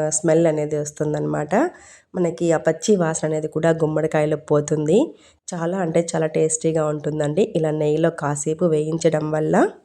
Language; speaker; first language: Telugu; non-native, local second language; Urdu